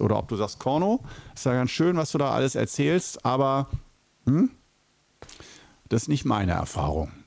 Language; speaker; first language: German; native; German